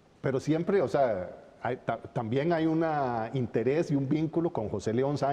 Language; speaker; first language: Spanish; native; Spanish